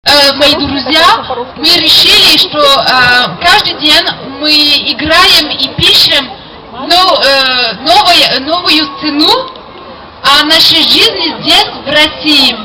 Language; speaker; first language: Russian; non-native, learner; French